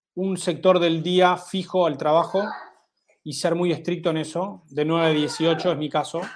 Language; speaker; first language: Spanish; native; Spanish